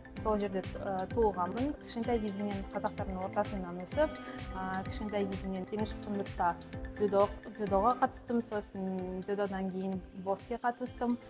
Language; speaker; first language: Kazakh; non-native, local second language; Russian